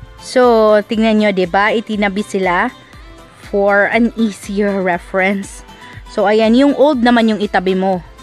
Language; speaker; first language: Filipino; non-native, local second language; Cebuano